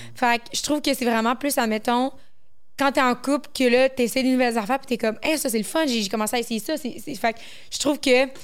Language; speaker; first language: French; native; French